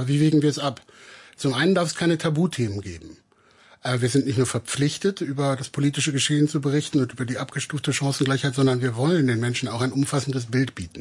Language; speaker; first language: German; native; German